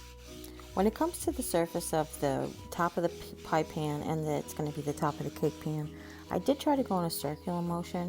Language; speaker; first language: English; native; English